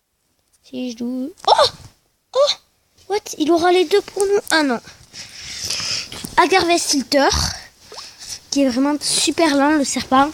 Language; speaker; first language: French; native; French